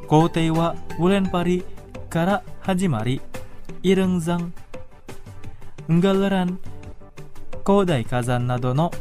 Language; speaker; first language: Japanese; non-native, fluent; Indonesian